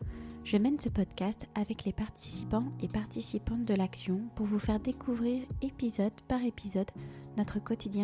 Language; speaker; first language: French; native; French